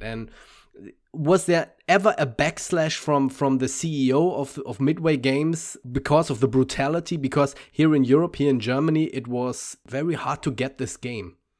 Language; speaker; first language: English; non-native, fluent; German